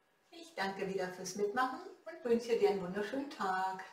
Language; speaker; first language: German; native; German